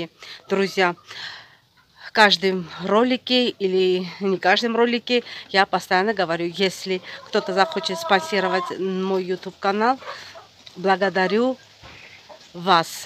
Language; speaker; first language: Russian; non-native, fluent; Armenian